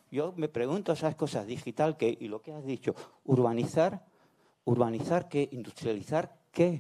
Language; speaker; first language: Spanish; native; Spanish